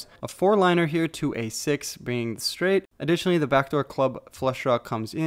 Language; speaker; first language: English; native; English